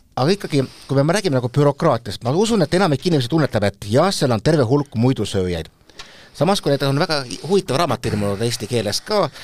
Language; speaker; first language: Estonian; native; Estonian